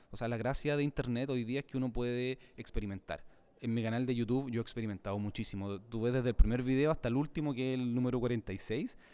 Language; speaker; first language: Spanish; native; Spanish